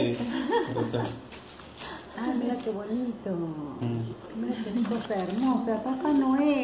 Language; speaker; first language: Spanish; native; Spanish